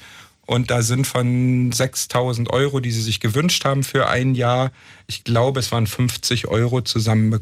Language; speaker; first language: German; native; German